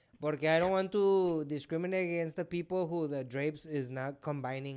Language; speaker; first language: English; early bilingual, other home language; Spanish